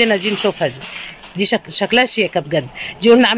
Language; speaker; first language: Arabic; native; Arabic